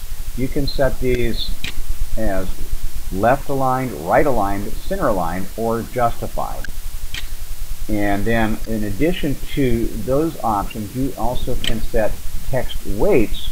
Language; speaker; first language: English; native; English